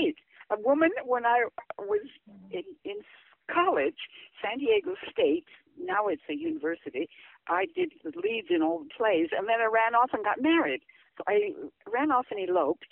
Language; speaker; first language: English; native; English